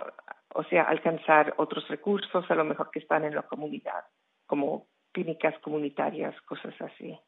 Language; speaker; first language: Spanish; early bilingual, heritage; Spanish